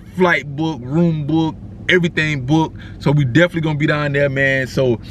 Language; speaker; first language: English; native; English